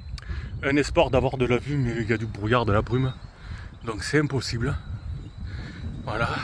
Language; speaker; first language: French; native; French